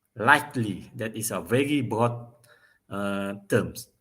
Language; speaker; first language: English; non-native, local second language; Malay